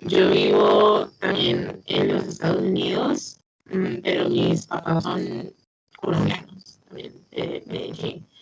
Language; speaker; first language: Spanish; early bilingual, heritage; English